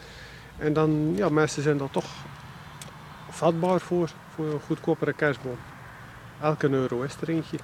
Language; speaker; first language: Dutch; native; Dutch